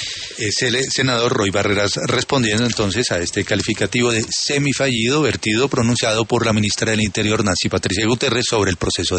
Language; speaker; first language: Spanish; native; Spanish